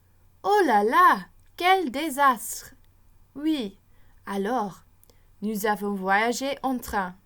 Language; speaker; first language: French; non-native, fluent; English